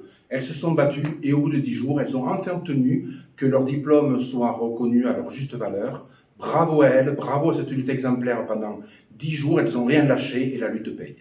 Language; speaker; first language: French; native; French